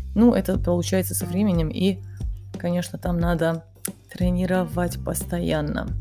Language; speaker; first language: Russian; non-native, fluent; Serbian